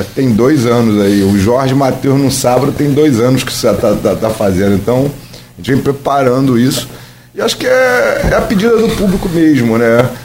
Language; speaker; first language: Portuguese; native; Portuguese